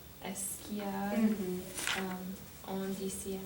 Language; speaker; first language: Spanish; non-native, learner; English